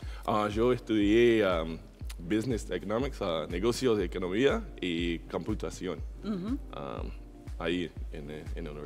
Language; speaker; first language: Spanish; non-native, learner; English